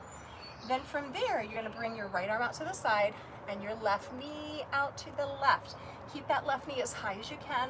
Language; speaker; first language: English; native; English